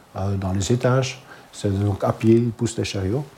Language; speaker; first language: French; non-native, fluent; Dutch